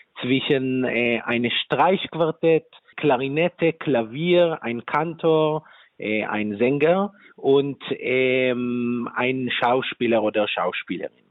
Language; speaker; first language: German; non-native, fluent; Hebrew